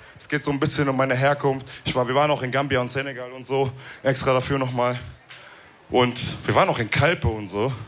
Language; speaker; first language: German; early bilingual, other home language; Wolof